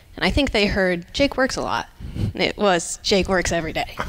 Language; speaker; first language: English; native; English